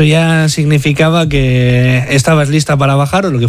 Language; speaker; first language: Spanish; native; Spanish